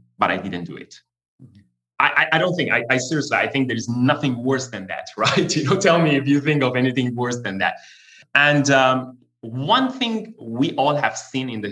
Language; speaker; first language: English; non-native, fluent; Persian